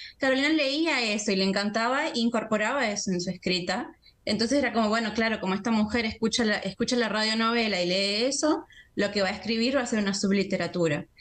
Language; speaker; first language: Spanish; native; Spanish